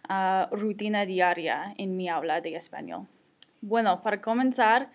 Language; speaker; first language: Spanish; non-native, fluent; English